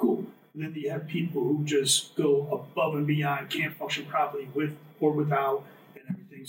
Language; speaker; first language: English; native; English